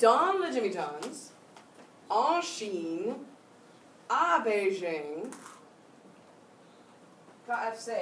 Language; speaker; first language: French; non-native, fluent; English